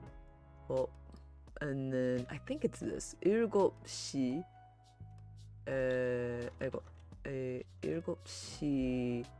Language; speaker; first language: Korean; non-native, learner; English